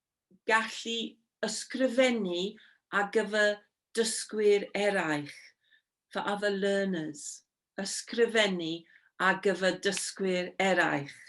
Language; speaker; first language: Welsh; non-native, fluent; English